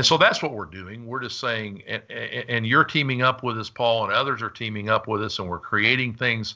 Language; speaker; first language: English; native; English